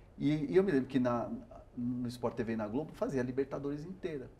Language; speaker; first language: Portuguese; non-native, local second language; Spanish